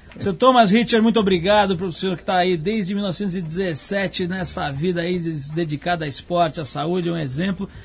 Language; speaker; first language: Portuguese; native; Portuguese